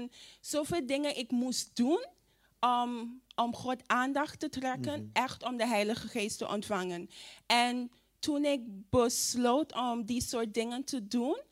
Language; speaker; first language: Dutch; non-native, fluent; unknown